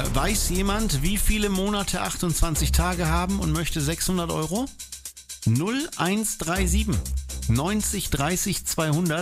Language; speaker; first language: German; native; German